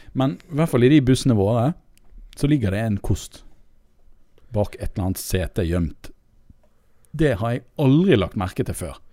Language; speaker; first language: Norwegian; native; Norwegian